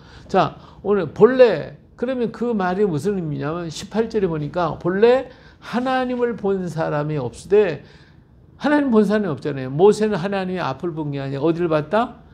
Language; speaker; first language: Korean; native; Korean